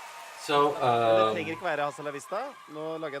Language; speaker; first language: Norwegian; native; Norwegian